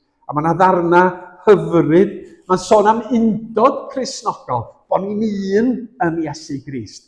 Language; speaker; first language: Welsh; native; Welsh